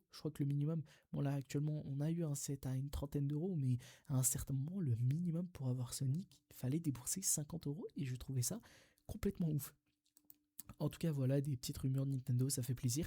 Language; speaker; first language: French; native; French